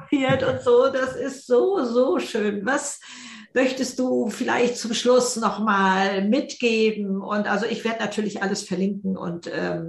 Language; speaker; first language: German; native; German